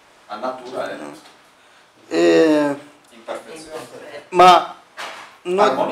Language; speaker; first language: Italian; native; Italian